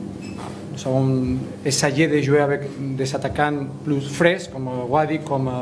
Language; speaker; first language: French; non-native, learner; Spanish